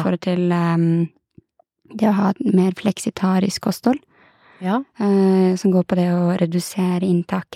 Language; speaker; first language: Norwegian; native; Norwegian